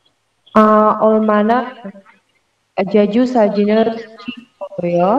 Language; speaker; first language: Korean; non-native, learner; Indonesian